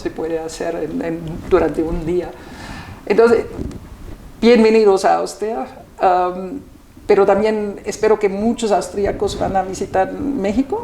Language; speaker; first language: Spanish; non-native, fluent; German